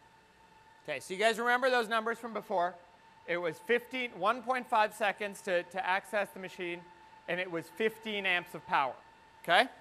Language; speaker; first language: English; native; English